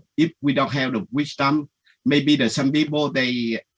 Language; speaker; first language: English; non-native, learner; Vietnamese